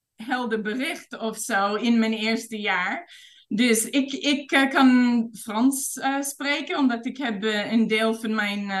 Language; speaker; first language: Dutch; non-native, fluent; English